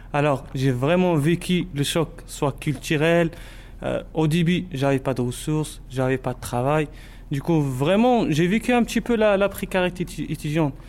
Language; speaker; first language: French; non-native, local second language; Arabic